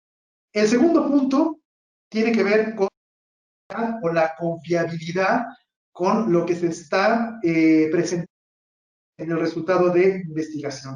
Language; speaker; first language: Spanish; native; Spanish